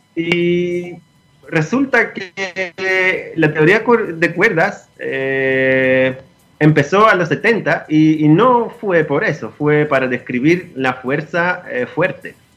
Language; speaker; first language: Spanish; non-native, fluent; Greek